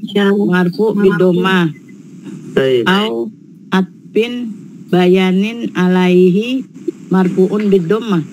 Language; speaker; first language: Arabic; non-native, learner; Indonesian